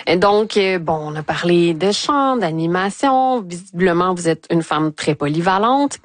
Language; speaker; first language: French; native; French